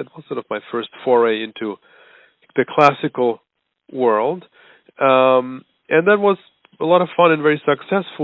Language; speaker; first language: English; non-native, fluent; German